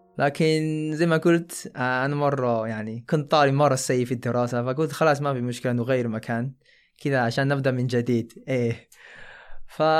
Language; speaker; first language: Arabic; non-native, fluent; Chinese